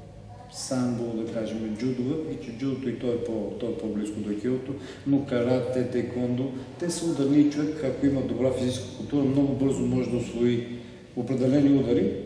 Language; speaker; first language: Bulgarian; native; Bulgarian